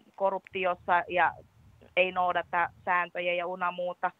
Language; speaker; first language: Finnish; non-native, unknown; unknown